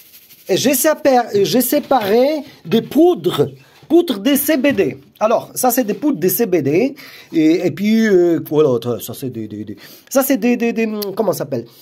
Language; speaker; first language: French; non-native, learner; Polish